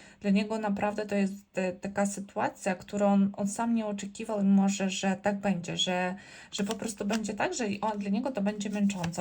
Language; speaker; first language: Polish; non-native, learner; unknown